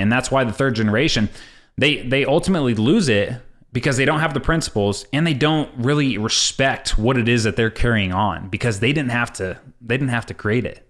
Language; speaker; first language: English; native; English